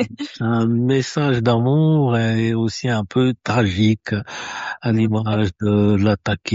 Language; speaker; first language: French; native; French